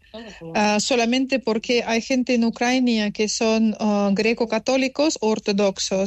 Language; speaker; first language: Spanish; non-native, learner; Ukrainian